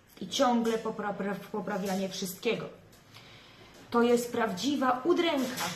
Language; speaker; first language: Polish; native; Polish